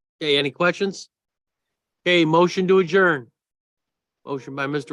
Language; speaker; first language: English; native; English